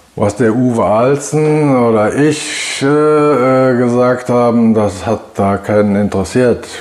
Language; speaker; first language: German; native; German